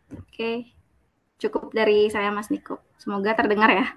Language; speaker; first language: Indonesian; native; Indonesian